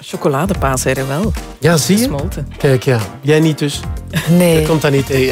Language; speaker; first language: Dutch; native; Dutch